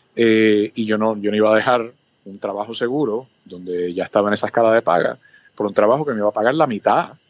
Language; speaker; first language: Spanish; early bilingual, other home language; English